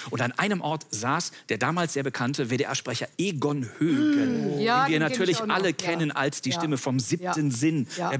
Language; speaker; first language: German; native; German